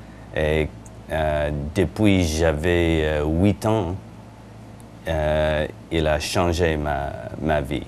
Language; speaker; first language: French; non-native, learner; English